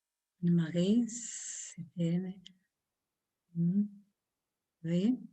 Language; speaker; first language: French; non-native, learner; Spanish